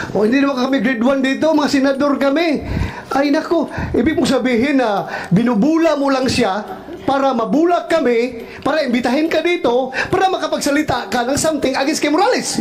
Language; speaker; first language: Filipino; native; Filipino